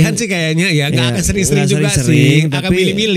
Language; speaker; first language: Indonesian; native; Indonesian